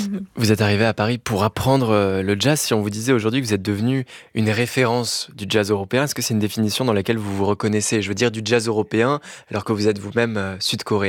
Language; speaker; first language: French; native; French